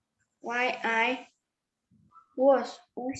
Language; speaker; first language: English; non-native, learner; Vietnamese